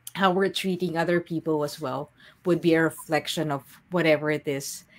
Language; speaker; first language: English; non-native, local second language; Filipino